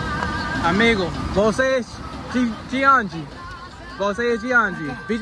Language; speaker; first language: Portuguese; non-native, learner; English